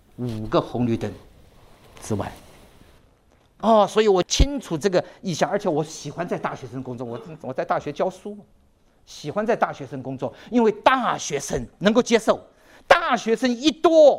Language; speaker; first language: Chinese; native; Chinese